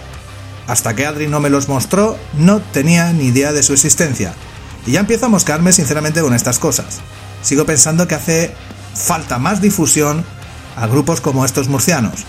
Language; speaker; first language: Spanish; native; Spanish